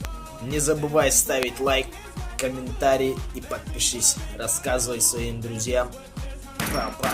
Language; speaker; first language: Russian; non-native, local second language; Yakut